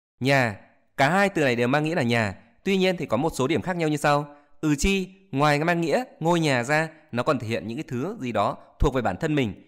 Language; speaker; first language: Vietnamese; native; Vietnamese